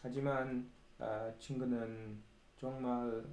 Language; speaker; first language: Korean; non-native, learner; English